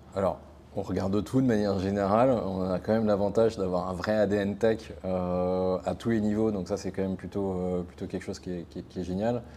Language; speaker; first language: French; native; French